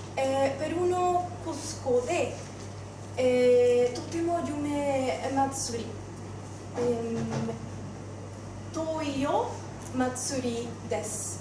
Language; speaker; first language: Japanese; non-native, learner; Spanish